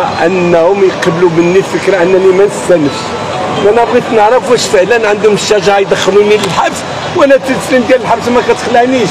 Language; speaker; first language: Arabic; native; Arabic